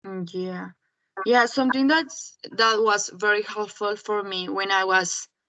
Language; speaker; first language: English; non-native, learner; Spanish